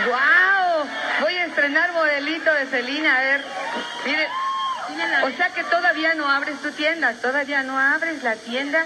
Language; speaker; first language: Spanish; native; Spanish